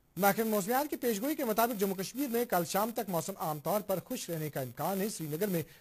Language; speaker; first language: Urdu; non-native, local second language; Kashmiri